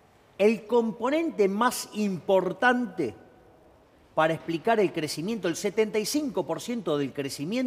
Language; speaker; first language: Spanish; native; Spanish